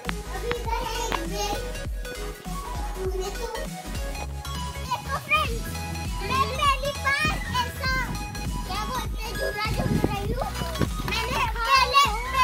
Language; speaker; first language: Hindi; non-native, local second language; Marathi